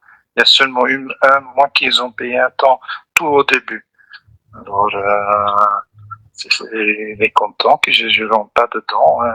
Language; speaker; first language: French; non-native, local second language; Dutch